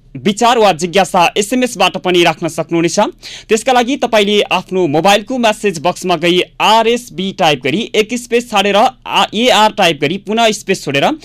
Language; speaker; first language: Nepali; native; Nepali